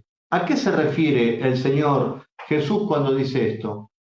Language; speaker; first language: Spanish; native; Spanish